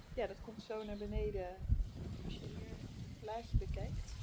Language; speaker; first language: Dutch; native; Dutch